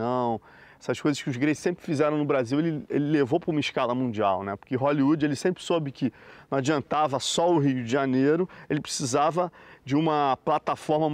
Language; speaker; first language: Portuguese; native; Portuguese